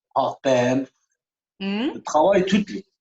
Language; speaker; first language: French; non-native, learner; Kurdish